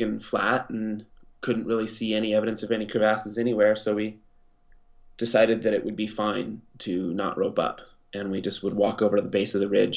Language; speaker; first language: English; native; English